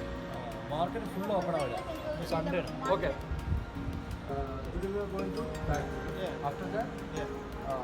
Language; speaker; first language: English; non-native, learner; Malayalam